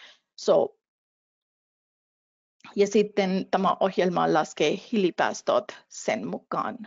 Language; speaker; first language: Finnish; non-native, fluent; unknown